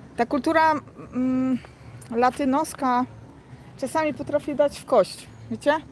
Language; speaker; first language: Polish; native; Polish